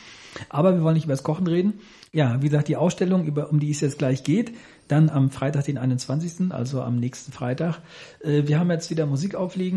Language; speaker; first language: German; native; German